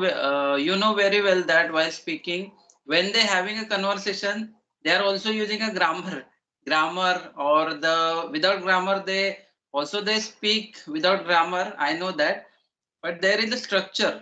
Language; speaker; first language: English; non-native, learner; Marathi